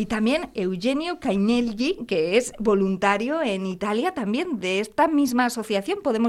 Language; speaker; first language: Spanish; native; Spanish